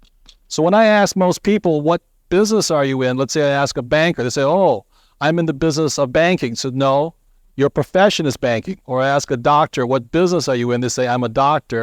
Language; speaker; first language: English; native; English